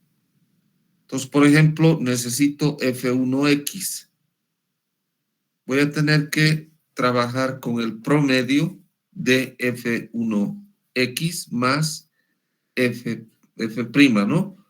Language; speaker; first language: Spanish; native; Spanish